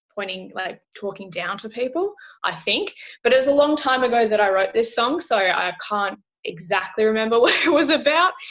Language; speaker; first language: English; native; English